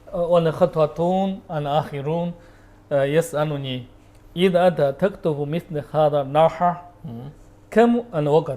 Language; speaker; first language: Arabic; non-native, learner; Chinese